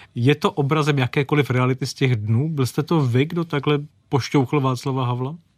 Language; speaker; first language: Czech; native; Czech